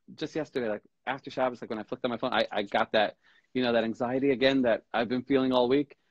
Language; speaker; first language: English; native; English